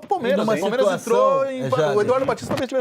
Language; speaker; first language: Portuguese; native; Portuguese